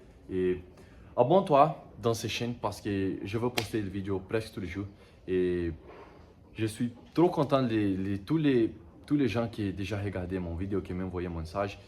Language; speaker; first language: French; non-native, learner; Portuguese